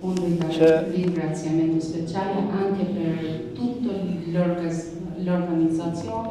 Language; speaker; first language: Italian; non-native, learner; Albanian